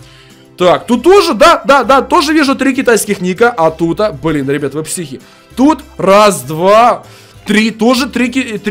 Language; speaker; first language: Russian; native; Russian